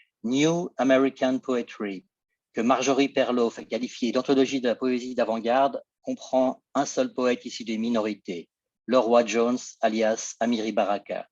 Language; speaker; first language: French; native; French